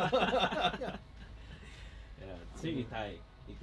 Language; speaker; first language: Japanese; non-native, learner; English